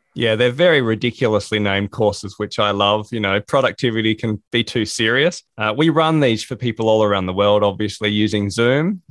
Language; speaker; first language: English; native; English